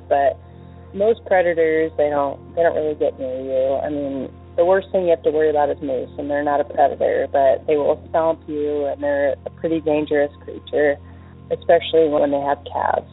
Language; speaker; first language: English; native; English